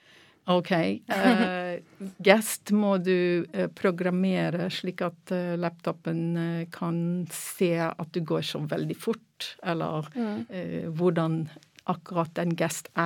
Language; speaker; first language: Norwegian; non-native, fluent; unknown